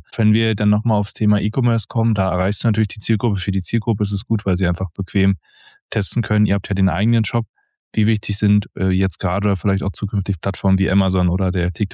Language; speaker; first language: German; native; German